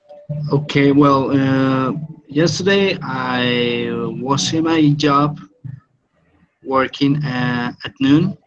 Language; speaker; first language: English; non-native, learner; Spanish